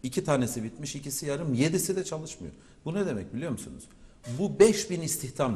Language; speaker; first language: Turkish; native; Turkish